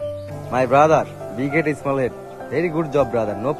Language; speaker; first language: English; non-native, learner; Bangla